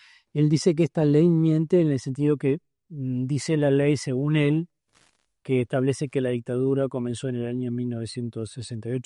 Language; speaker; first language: Spanish; native; Spanish